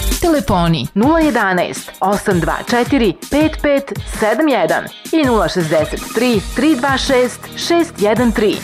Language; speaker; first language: Serbian; native; Serbian